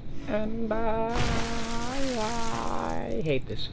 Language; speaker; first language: English; native; English